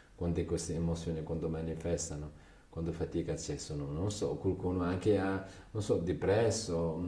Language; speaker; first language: Italian; non-native, learner; Chinese